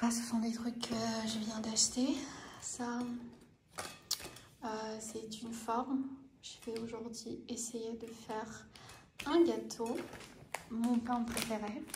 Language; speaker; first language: French; non-native, fluent; Armenian